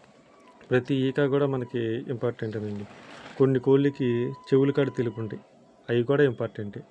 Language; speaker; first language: Telugu; native; Telugu